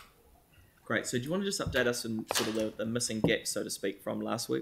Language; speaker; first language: English; native; English